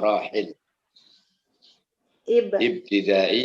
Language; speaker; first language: Arabic; non-native, fluent; Indonesian